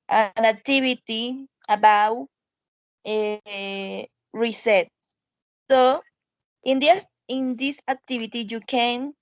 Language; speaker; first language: English; non-native, learner; Spanish